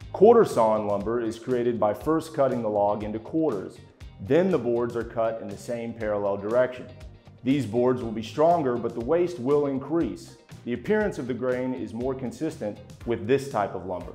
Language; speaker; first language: English; native; English